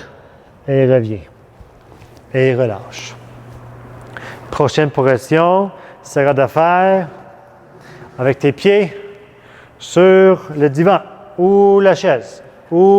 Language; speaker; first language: French; non-native, fluent; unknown